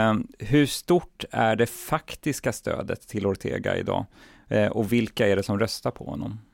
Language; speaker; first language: Swedish; native; Swedish